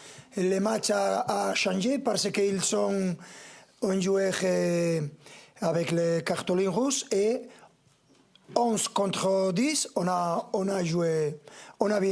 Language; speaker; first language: French; non-native, fluent; Spanish